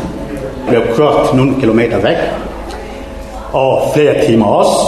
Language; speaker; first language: Danish; non-native, fluent; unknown